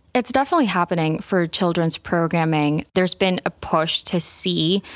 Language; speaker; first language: English; non-native, fluent; Spanish